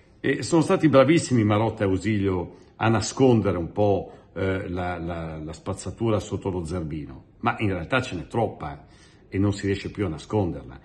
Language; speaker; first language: Italian; native; Italian